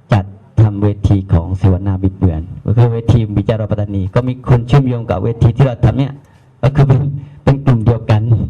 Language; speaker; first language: Thai; non-native, local second language; Malay